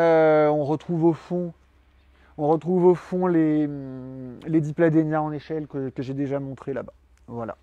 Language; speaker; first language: French; native; French